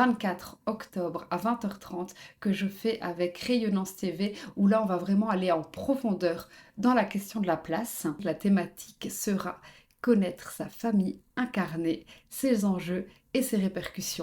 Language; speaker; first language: French; native; French